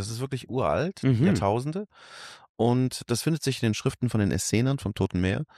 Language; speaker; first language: German; native; German